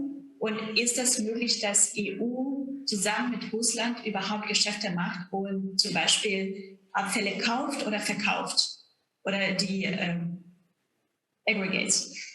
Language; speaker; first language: German; non-native, fluent; Russian